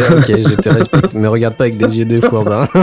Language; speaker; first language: French; native; French